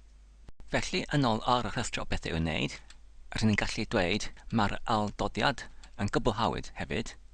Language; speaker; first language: Welsh; non-native, fluent; English